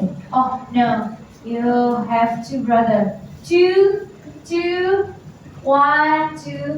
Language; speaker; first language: English; non-native, learner; Indonesian